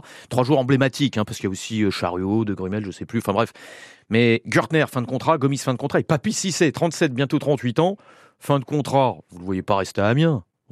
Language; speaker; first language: French; native; French